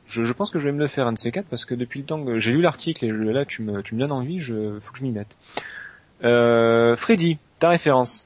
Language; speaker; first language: French; native; French